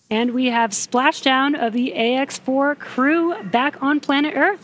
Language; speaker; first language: English; native; English